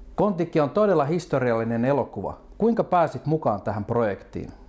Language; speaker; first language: Finnish; native; Finnish